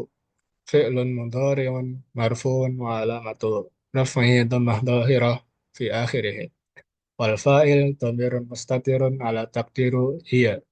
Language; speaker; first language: Arabic; non-native, learner; Indonesian